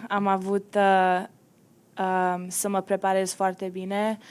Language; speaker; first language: Romanian; early bilingual, heritage; Romanian